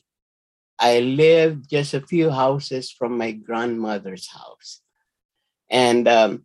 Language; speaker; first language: English; non-native, local second language; Filipino